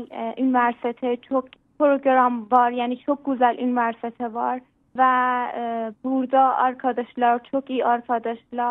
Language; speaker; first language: Turkish; non-native, learner; Persian